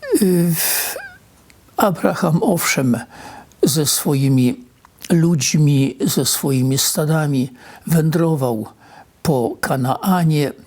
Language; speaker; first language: Polish; native; Polish